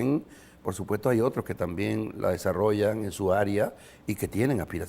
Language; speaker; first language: Spanish; native; Spanish